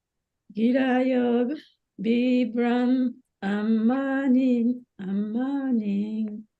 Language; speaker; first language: Japanese; native; Japanese